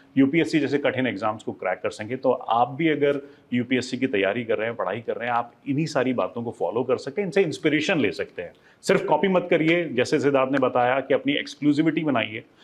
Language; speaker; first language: Hindi; native; Hindi